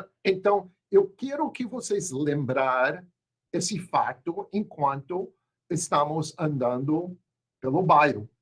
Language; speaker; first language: Portuguese; non-native, fluent; English